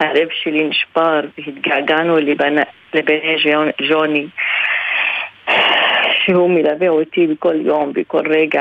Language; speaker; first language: Hebrew; non-native, local second language; Arabic